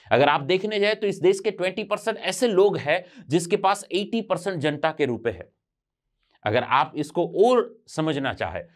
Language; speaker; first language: Hindi; non-native, local second language; Gujarati